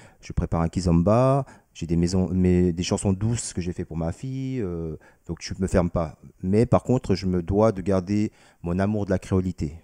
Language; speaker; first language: French; early bilingual, other home language; Vietnamese